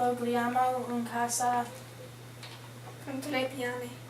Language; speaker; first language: Italian; non-native, learner; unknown